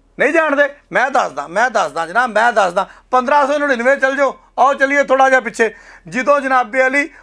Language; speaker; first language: Punjabi; native; Punjabi